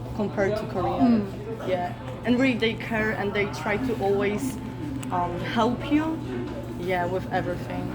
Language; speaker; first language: English; non-native, fluent; Polish